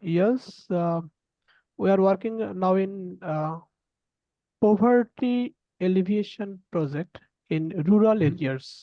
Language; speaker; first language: English; non-native, learner; Bangla